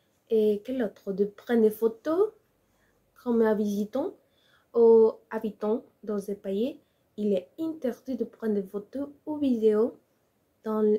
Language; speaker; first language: French; non-native, learner; Spanish